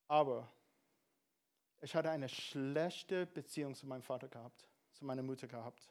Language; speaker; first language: German; non-native, fluent; English